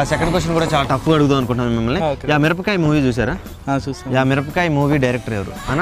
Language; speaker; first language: Telugu; native; Telugu